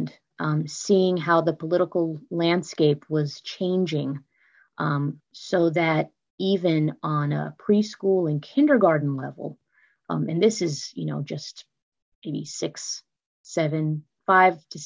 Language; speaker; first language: English; native; English